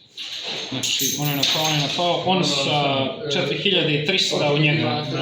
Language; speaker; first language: Bosnian; native; Bosnian